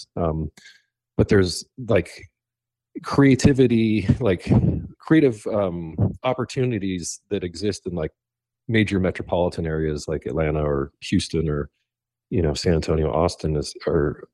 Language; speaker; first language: English; native; English